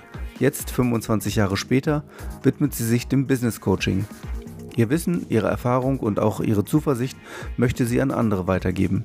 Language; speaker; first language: German; native; German